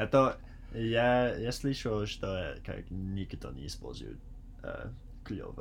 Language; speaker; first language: Russian; non-native, learner; English